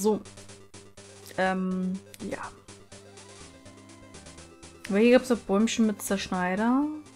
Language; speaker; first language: German; native; German